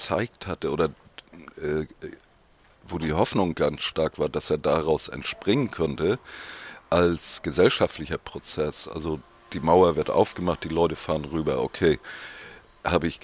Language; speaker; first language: German; native; German